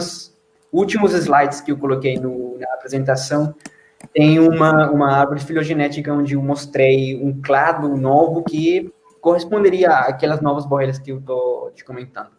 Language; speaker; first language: Portuguese; non-native, fluent; Spanish